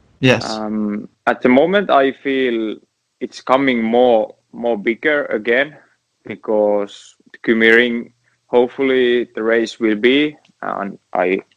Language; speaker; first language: English; non-native, learner; Finnish